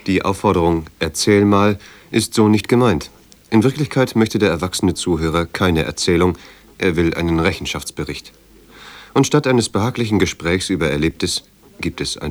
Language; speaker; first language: German; native; German